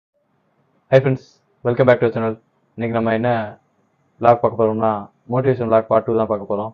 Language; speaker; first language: Tamil; native; Tamil